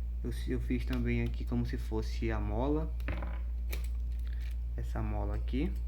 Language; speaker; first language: Portuguese; native; Portuguese